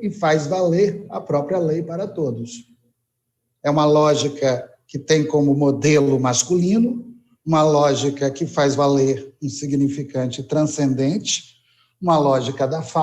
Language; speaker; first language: Portuguese; native; Portuguese